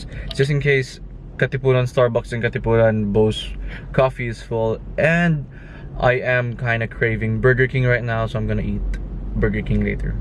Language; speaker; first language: English; non-native, local second language; Filipino